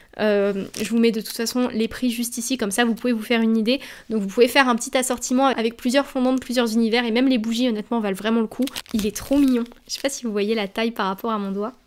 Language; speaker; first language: French; native; French